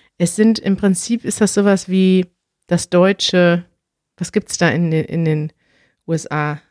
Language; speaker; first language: German; native; German